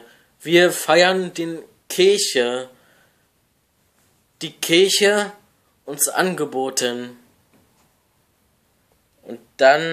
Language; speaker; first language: German; non-native, learner; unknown